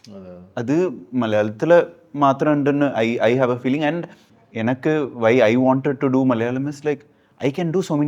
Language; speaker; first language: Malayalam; non-native, learner; Tamil